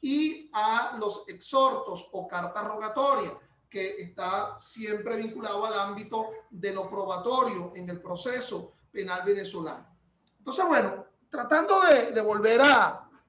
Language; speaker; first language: Spanish; native; Spanish